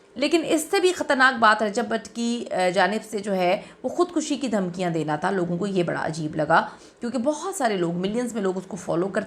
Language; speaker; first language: Urdu; native; Urdu